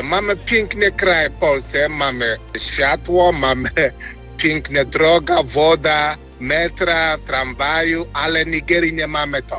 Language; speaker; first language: Polish; non-native, learner; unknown